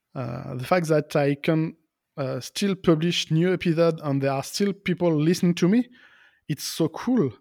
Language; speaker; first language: English; non-native, learner; French